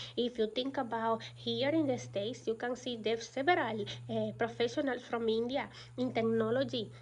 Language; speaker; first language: English; non-native, fluent; Spanish